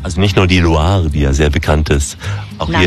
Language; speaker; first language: German; native; German